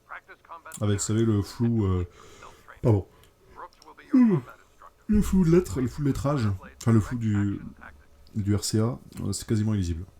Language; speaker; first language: French; native; French